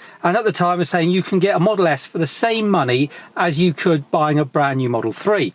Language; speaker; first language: English; native; English